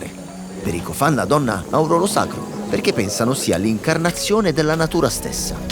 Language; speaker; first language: Italian; native; Italian